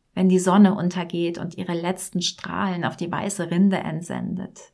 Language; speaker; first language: German; native; German